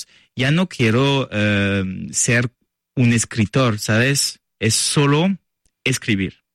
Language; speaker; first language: Spanish; non-native, learner; French